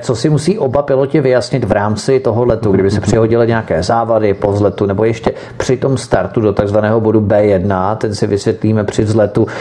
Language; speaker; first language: Czech; native; Czech